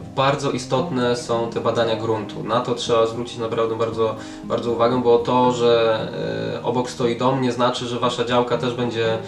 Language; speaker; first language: Polish; native; Polish